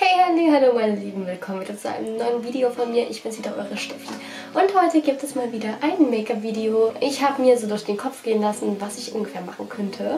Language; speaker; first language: German; native; German